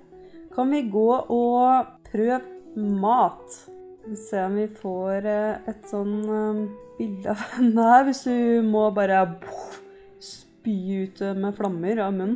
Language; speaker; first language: Norwegian; native; Norwegian